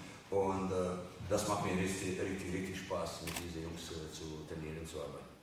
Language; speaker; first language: German; non-native, fluent; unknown